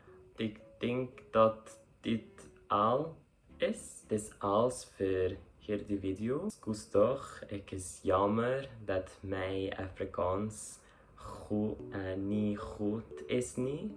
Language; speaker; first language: Dutch; non-native, learner; English